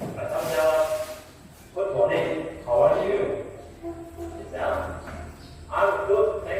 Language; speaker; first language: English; non-native, learner; Indonesian